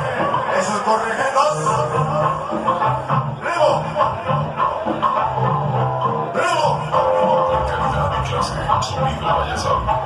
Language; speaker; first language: Spanish; native; Spanish